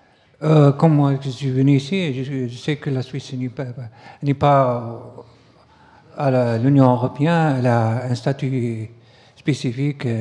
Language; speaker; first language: French; non-native, local second language; Arabic